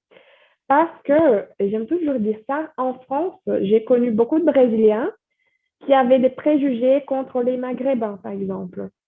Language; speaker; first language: French; non-native, fluent; Portuguese